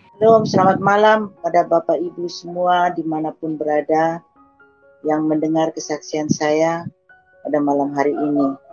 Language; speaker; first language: Indonesian; native; Indonesian